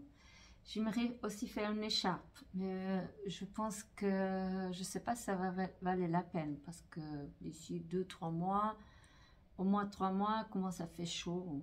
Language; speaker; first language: French; non-native, fluent; Portuguese